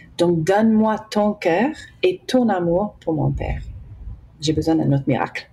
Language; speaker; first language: French; early bilingual, heritage; English